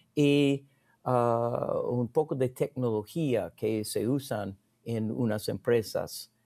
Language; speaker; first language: Spanish; non-native, learner; English